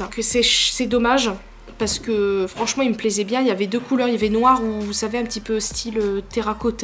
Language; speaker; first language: French; native; French